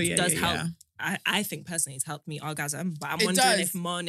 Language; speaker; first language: English; native; English